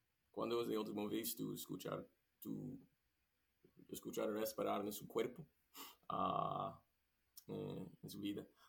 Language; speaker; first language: Spanish; non-native, learner; English